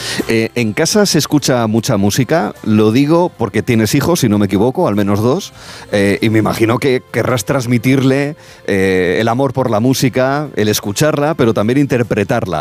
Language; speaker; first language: Spanish; native; Spanish